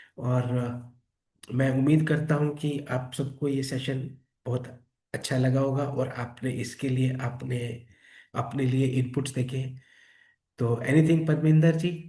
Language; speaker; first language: Hindi; native; Hindi